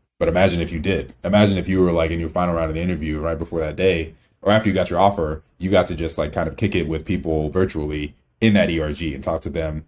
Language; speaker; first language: English; early bilingual, other home language; Igbo